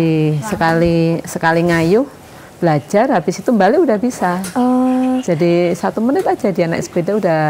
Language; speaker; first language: Indonesian; native; Indonesian